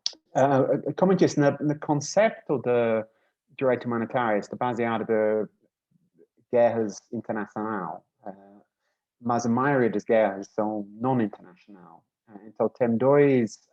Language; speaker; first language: Portuguese; non-native, learner; English